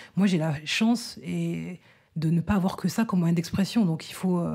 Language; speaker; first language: French; native; French